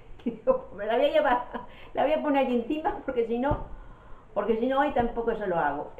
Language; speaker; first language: Spanish; native; Spanish